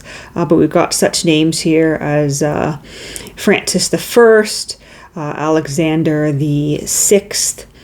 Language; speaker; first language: English; native; English